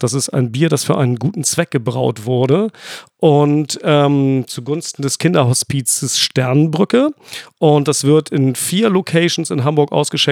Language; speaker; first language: German; native; German